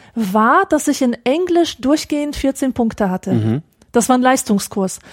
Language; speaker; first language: German; native; German